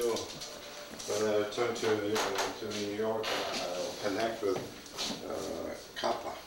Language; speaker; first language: English; non-native, learner; Russian